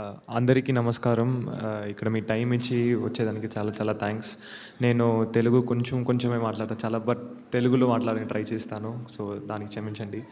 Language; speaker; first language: Telugu; non-native, learner; Tamil